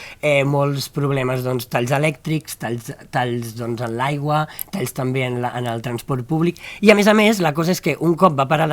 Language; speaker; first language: Catalan; native; Catalan